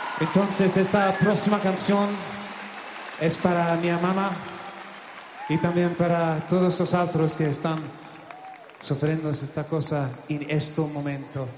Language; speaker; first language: Spanish; non-native, learner; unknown